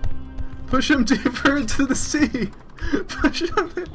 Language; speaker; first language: English; native; English